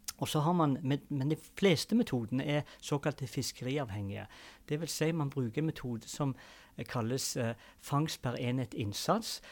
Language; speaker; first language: Norwegian; native; Norwegian